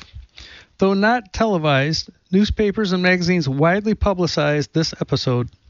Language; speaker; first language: English; native; English